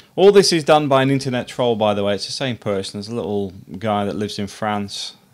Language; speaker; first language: English; native; English